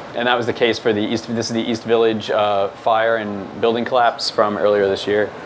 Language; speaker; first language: English; native; English